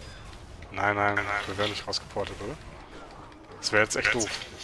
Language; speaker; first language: German; native; German